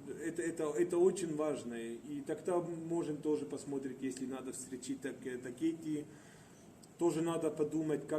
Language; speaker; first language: Russian; non-native, fluent; Estonian